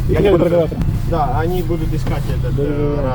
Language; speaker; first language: Russian; native; Russian